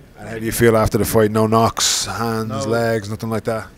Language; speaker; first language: English; native; English